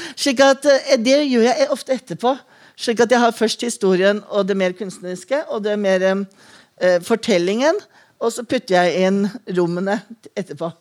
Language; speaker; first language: Norwegian; native; Norwegian